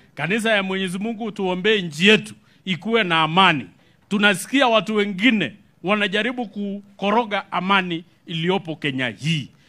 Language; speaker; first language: Swahili; non-native, local second language; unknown